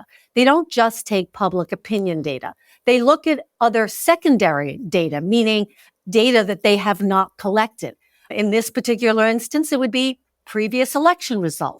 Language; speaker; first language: English; native; English